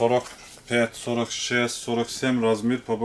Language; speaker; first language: Russian; non-native, local second language; Turkish